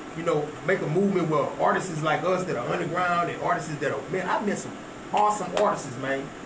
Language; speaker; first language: English; native; English